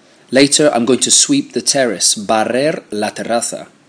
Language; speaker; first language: English; native; English